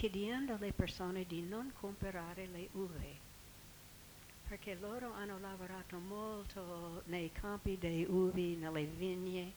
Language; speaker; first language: Italian; non-native, fluent; English